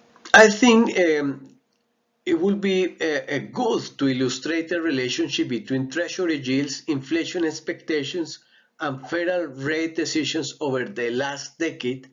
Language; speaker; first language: English; non-native, fluent; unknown